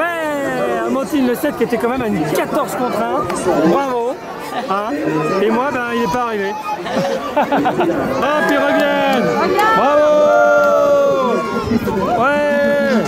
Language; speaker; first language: French; native; French